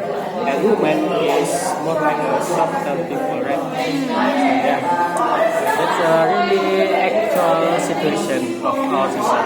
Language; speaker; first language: English; non-native, learner; Indonesian